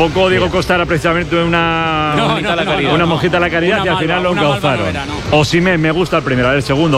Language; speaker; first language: Spanish; native; Spanish